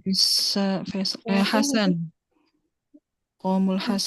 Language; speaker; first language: Arabic; non-native, learner; Indonesian